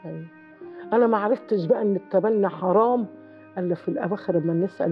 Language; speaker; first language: Arabic; native; Arabic